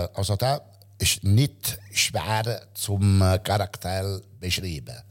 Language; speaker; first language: German; non-native, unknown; Italian